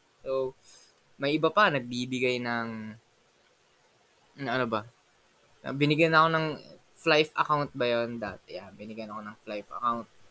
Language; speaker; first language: Filipino; native; Filipino